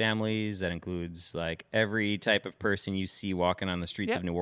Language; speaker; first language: English; native; English